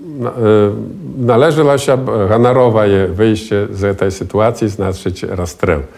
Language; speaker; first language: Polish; non-native, local second language; Belarusian